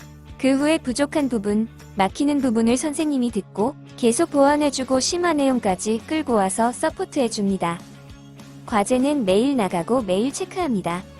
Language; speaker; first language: Korean; native; Korean